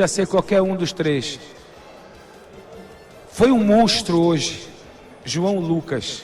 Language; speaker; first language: Portuguese; native; Portuguese